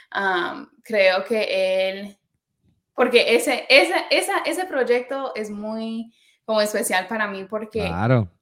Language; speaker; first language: Spanish; early bilingual, heritage; Spanish